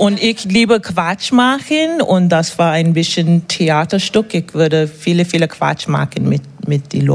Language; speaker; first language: German; non-native, learner; English